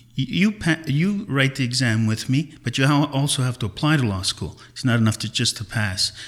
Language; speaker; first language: English; early bilingual, other home language; Italian